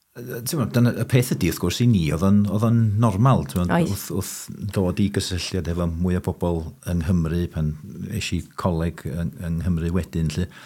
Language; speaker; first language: Welsh; early bilingual, heritage; Welsh